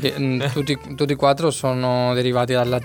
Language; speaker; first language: Italian; non-native, fluent; Spanish